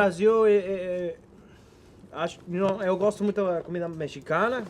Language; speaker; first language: Portuguese; non-native, learner; Spanish